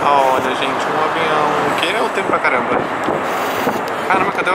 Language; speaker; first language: Portuguese; native; Portuguese